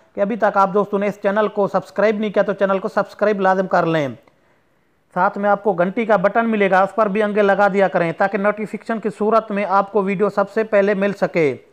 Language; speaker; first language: Urdu; non-native, local second language; Saraiki